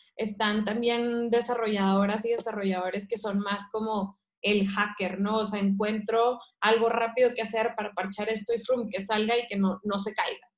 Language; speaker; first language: Spanish; native; Spanish